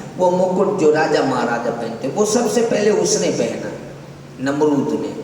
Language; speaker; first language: Urdu; non-native, local second language; Gujarati